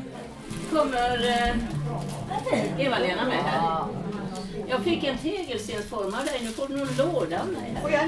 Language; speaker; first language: Swedish; native; Swedish